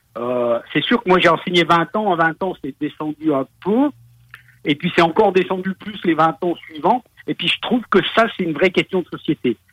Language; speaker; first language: French; native; French